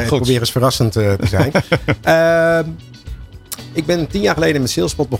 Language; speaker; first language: Dutch; native; Dutch